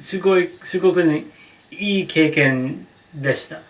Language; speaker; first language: Japanese; non-native, learner; English